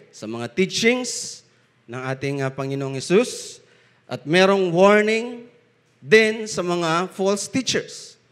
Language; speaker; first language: Filipino; non-native, local second language; Bikol